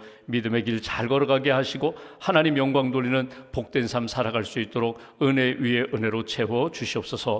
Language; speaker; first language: Korean; native; Korean